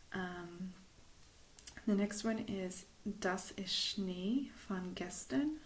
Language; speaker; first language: German; non-native, fluent; English